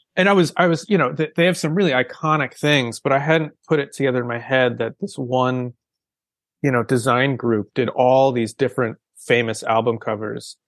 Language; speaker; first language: English; native; English